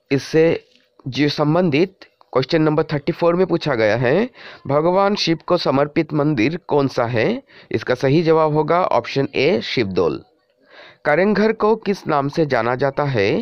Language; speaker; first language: Hindi; non-native, local second language; Assamese